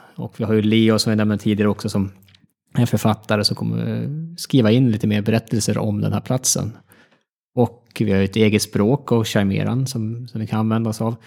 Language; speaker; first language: Swedish; native; Swedish